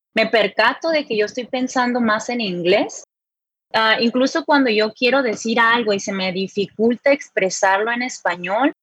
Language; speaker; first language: Spanish; native; Spanish